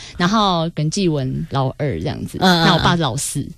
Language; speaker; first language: Chinese; native; Chinese